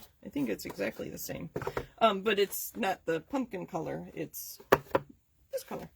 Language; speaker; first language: English; native; English